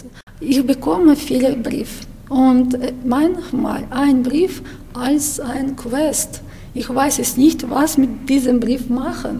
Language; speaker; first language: German; non-native, learner; Ukrainian